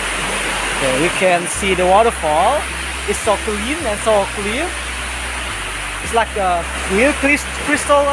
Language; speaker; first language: English; non-native, learner; Indonesian